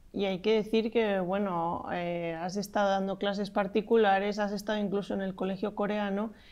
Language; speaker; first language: Spanish; native; Spanish